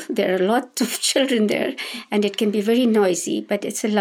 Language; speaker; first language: English; non-native, local second language; Hindi